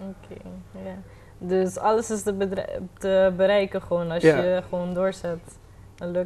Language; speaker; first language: Dutch; non-native, local second language; Papiamento